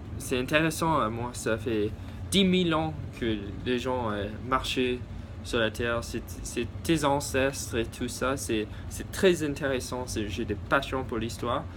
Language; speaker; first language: French; early bilingual, heritage; English